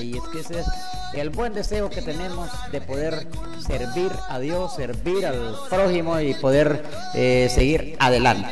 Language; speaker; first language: Spanish; native; Spanish